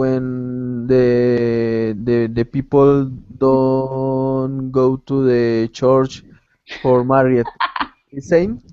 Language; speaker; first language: English; non-native, learner; Spanish